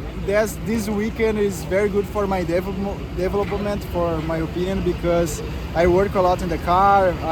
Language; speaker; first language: English; non-native, learner; Portuguese